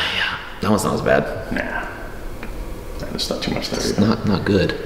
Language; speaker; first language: English; native; English